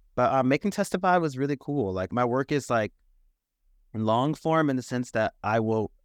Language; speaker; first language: English; native; English